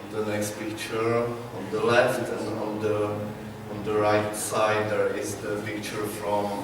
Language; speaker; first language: English; non-native, learner; Czech